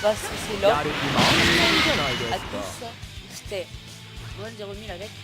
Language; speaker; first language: French; native; French